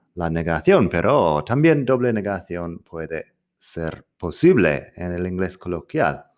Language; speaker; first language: Spanish; non-native, fluent; English